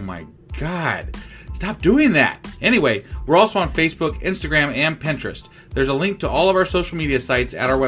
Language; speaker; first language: English; native; English